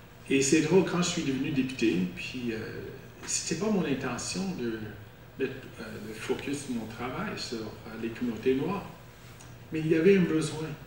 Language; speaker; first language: French; non-native, local second language; English